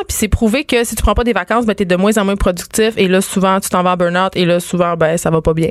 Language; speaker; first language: French; native; French